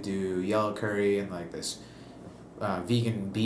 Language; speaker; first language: English; non-native, local second language; Filipino